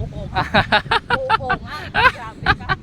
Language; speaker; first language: Filipino; non-native, learner; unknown